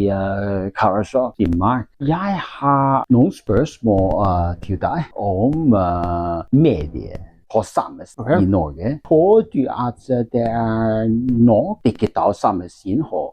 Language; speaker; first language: Norwegian; non-native, learner; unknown